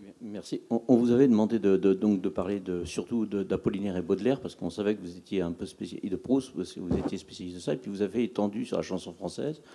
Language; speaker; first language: French; native; French